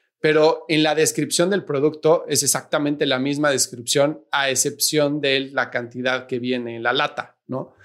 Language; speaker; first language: Spanish; native; Spanish